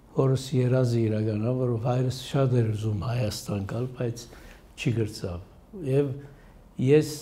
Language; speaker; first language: Armenian; early bilingual, heritage; Armenian